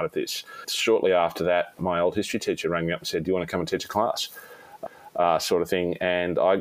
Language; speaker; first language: English; native; English